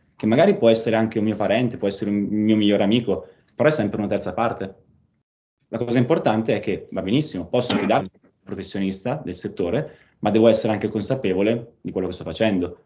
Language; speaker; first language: Italian; native; Italian